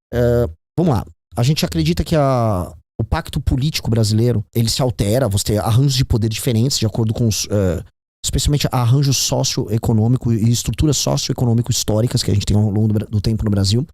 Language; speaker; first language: Portuguese; native; Portuguese